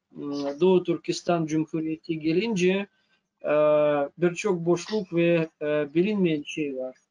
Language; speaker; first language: Turkish; non-native, fluent; Russian